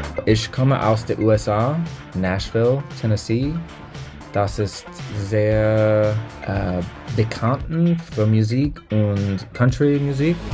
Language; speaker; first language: German; non-native, learner; English